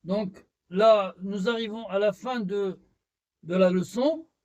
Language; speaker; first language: French; non-native, local second language; Arabic